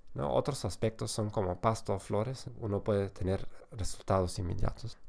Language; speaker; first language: Spanish; non-native, fluent; German